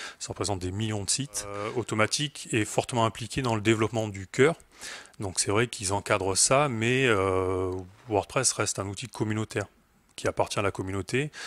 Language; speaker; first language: French; native; French